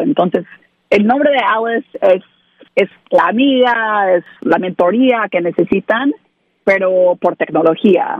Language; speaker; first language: Spanish; non-native, learner; English